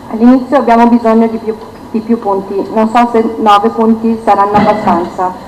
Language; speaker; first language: Italian; non-native, fluent; Turkish